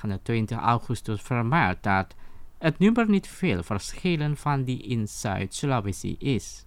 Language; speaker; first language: Dutch; non-native, fluent; Indonesian